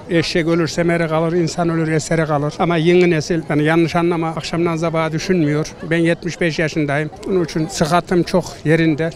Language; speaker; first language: Turkish; native; Turkish